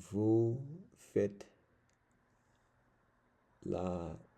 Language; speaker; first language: French; non-native, learner; English